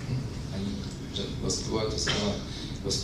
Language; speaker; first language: Russian; native; Russian